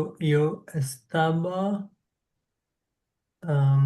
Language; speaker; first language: Spanish; non-native, learner; English